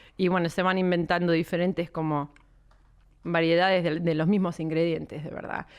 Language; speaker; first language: Spanish; native; Spanish